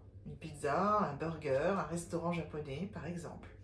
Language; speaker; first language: French; native; French